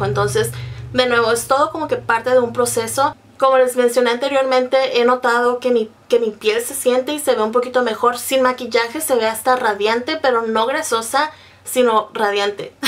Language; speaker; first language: Spanish; native; Spanish